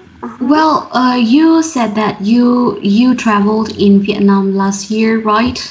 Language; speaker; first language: English; non-native, learner; Vietnamese